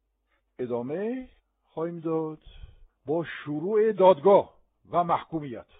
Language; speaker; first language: Persian; non-native, fluent; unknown